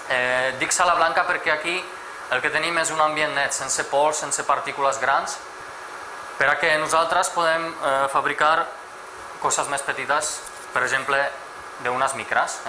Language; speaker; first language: Catalan; non-native, fluent; Czech